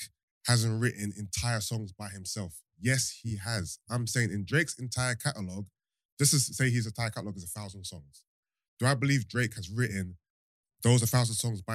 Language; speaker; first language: English; native; English